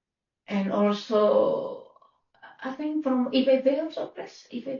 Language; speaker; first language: English; non-native, learner; Indonesian